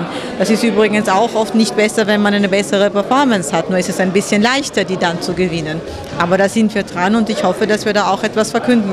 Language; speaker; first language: German; early bilingual, other home language; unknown